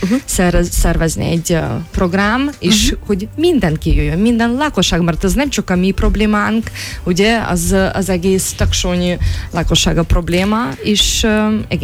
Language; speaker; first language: Hungarian; non-native, learner; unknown